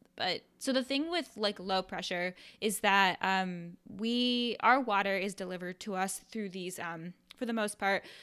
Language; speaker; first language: English; native; English